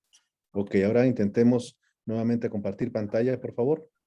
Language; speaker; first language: Spanish; native; Spanish